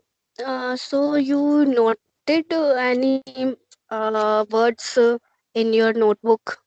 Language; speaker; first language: English; non-native, learner; Hindi